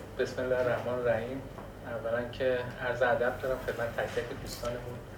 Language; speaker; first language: Persian; non-native, local second language; Baluchi